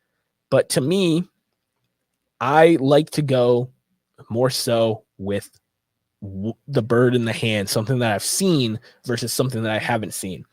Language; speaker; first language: English; native; English